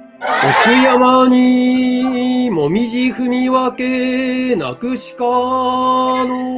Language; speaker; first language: Japanese; native; Japanese